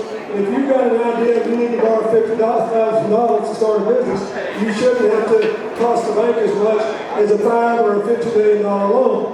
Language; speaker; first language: English; native; English